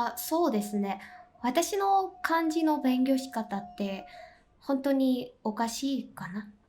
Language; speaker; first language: Japanese; non-native, fluent; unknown